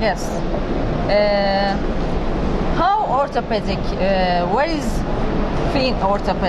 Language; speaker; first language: English; non-native, learner; Turkish